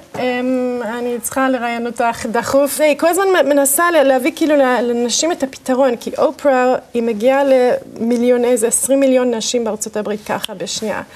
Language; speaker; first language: Hebrew; early bilingual, other home language; English